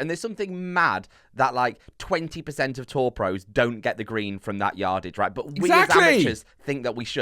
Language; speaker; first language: English; native; English